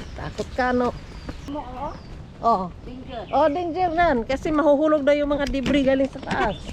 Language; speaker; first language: Filipino; non-native, local second language; Cebuano